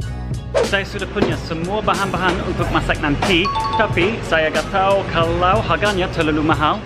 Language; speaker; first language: Indonesian; non-native, fluent; English